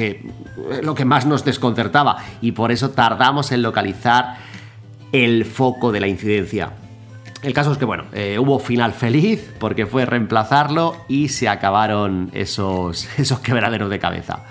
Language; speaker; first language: Spanish; native; Spanish